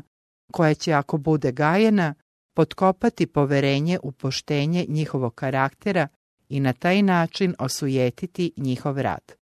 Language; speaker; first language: Serbian; native; Serbian